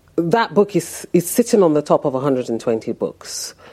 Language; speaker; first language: English; non-native, local second language; Yoruba